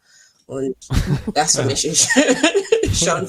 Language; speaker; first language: German; non-native, fluent; English